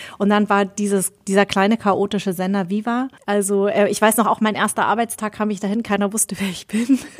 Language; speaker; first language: German; early bilingual, other home language; Vietnamese